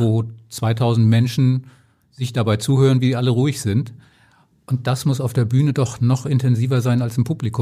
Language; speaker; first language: German; native; German